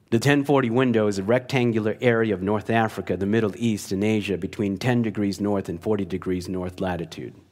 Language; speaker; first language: English; native; English